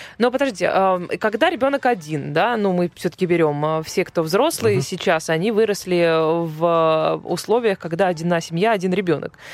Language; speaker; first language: Russian; native; Russian